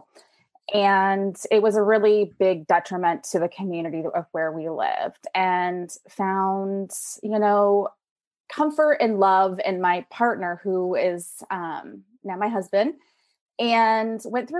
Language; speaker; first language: English; native; English